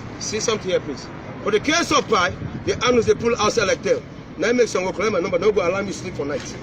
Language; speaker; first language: Nigerian Pidgin; non-native, local second language; Yoruba